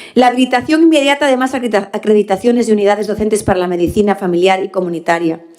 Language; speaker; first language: Spanish; non-native, local second language; Galician